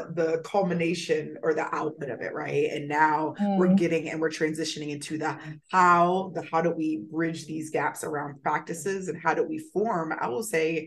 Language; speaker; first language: English; native; English